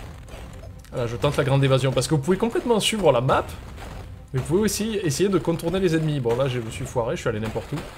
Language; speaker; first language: French; native; French